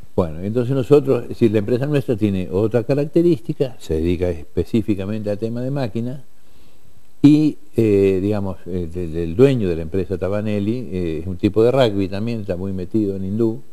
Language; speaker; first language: Spanish; native; Spanish